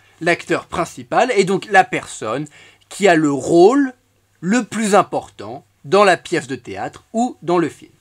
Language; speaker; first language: French; native; French